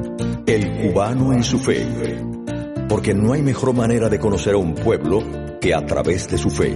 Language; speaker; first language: Spanish; native; Spanish